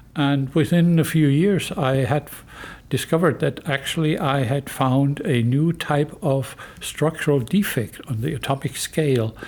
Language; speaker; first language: English; non-native, fluent; German